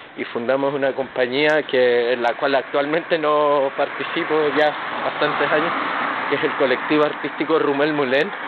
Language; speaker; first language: Spanish; native; Spanish